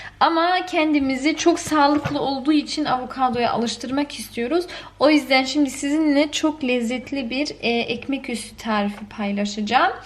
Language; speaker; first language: Turkish; early bilingual, heritage; Turkish